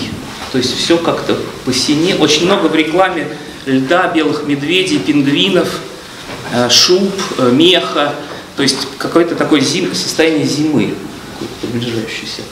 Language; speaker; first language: Russian; native; Russian